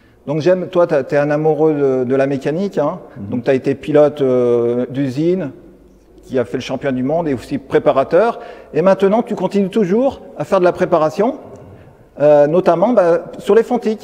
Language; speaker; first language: French; native; French